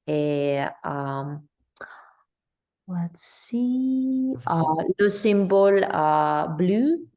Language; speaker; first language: French; non-native, learner; English